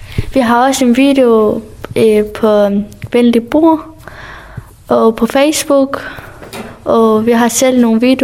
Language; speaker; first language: Danish; early bilingual, other home language; Kurdish